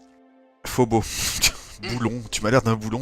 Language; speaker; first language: French; native; French